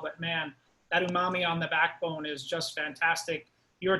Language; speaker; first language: English; native; English